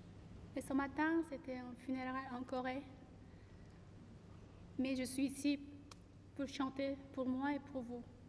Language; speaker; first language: French; non-native, learner; Korean